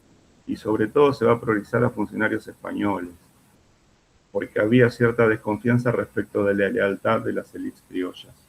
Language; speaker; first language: Spanish; native; Spanish